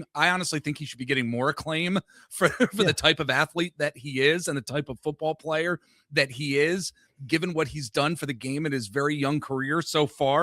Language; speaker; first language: English; native; English